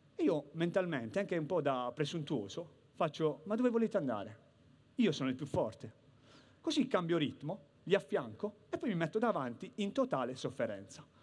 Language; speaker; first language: Italian; native; Italian